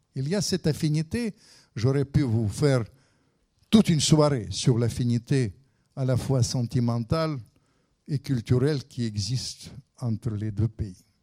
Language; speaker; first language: French; non-native, fluent; Russian